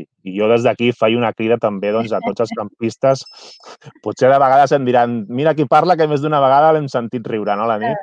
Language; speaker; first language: Catalan; native; Catalan